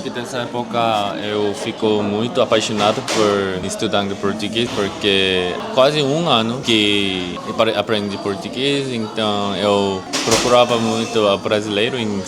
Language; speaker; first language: Portuguese; non-native, learner; Korean